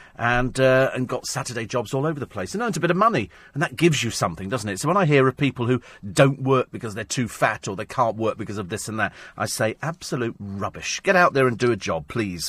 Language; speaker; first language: English; native; English